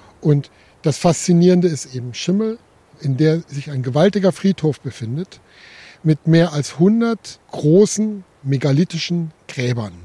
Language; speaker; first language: German; native; German